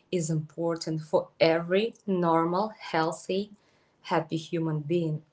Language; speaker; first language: English; non-native, fluent; Ukrainian